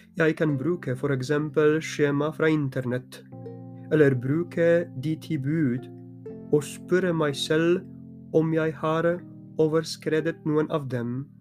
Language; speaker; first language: Norwegian; non-native, fluent; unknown